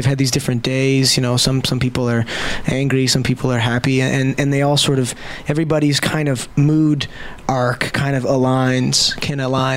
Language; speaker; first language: English; native; English